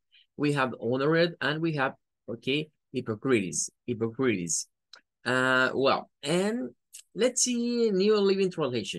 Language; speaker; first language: English; non-native, fluent; Spanish